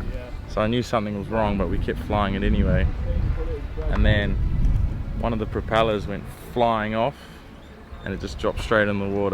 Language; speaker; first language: English; native; English